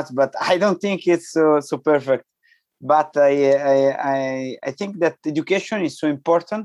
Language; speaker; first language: English; non-native, fluent; Italian